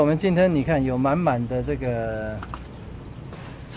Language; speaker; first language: Chinese; native; Chinese